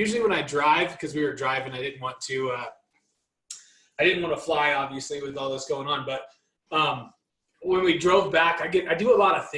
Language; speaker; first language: English; native; English